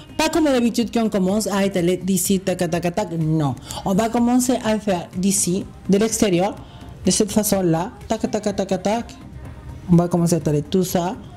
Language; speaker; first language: French; non-native, fluent; Spanish